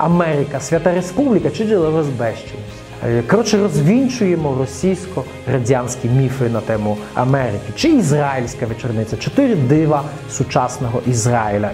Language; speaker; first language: Ukrainian; non-native, fluent; Russian